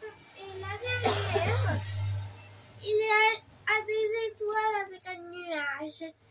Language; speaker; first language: French; early bilingual, other home language; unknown